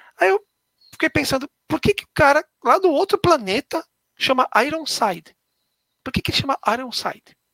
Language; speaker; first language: Portuguese; native; Portuguese